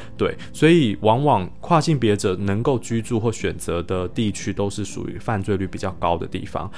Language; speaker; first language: Chinese; native; Chinese